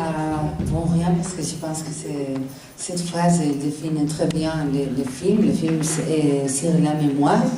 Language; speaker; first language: French; non-native, fluent; Spanish